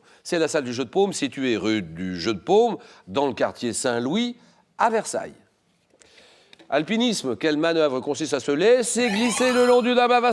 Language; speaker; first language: French; native; French